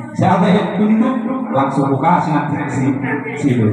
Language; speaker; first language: Indonesian; non-native, local second language; Batak Toba